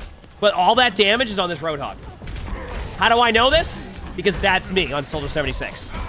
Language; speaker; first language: English; native; English